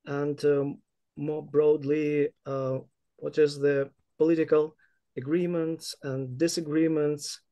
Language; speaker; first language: English; non-native, fluent; Ukrainian